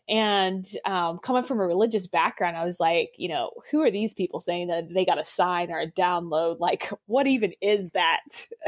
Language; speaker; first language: English; non-native, local second language; Pennsylvania German